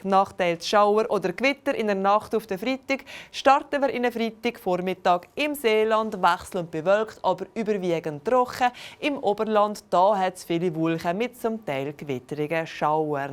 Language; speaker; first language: German; native; German